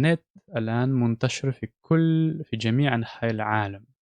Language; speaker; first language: Arabic; non-native, fluent; Russian